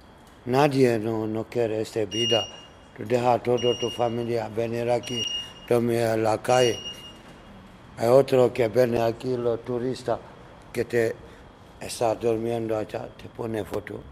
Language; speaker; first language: Spanish; non-native, learner; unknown